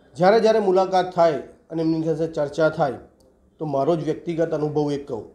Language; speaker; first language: Gujarati; native; Gujarati